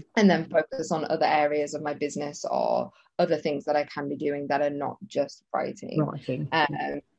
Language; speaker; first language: English; native; English